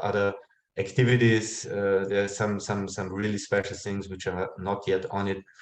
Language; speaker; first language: English; non-native, fluent; German